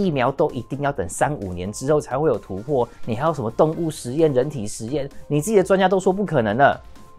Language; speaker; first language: Chinese; native; Chinese